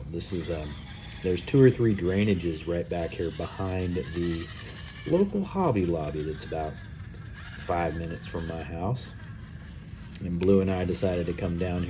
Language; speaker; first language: English; native; English